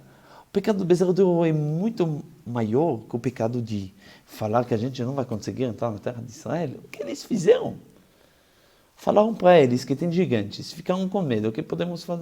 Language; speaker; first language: Portuguese; non-native, fluent; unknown